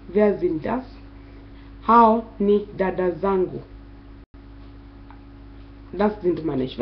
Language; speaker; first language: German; non-native, fluent; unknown